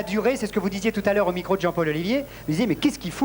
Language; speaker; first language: French; native; French